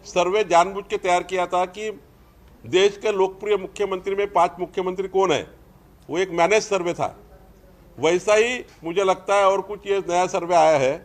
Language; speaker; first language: Hindi; non-native, local second language; Marathi